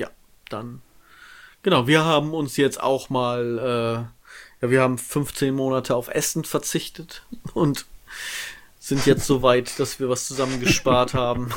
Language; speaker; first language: German; native; German